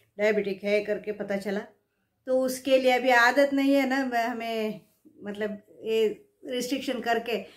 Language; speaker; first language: Hindi; non-native, local second language; Kannada